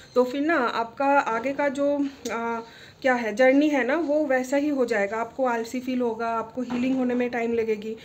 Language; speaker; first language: Hindi; non-native, local second language; Bangla